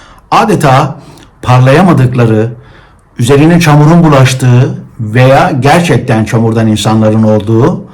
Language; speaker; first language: Turkish; native; Turkish